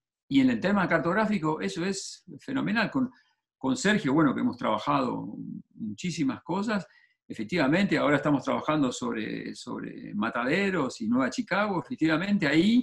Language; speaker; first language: Spanish; native; Spanish